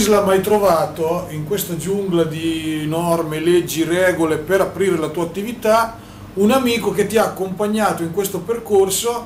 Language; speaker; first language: Italian; native; Italian